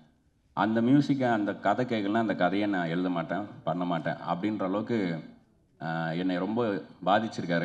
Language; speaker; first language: Tamil; native; Tamil